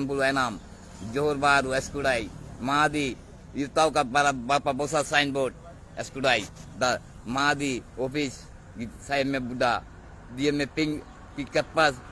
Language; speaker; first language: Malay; non-native, learner; Bangla